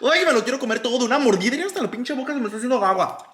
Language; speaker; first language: Spanish; early bilingual, heritage; Spanish